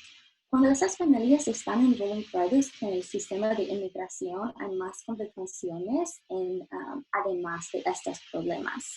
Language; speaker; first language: Spanish; non-native, learner; English